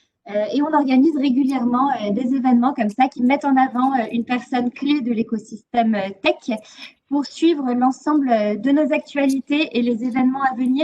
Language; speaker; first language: French; native; French